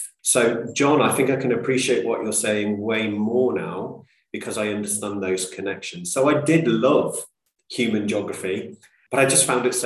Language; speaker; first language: English; native; English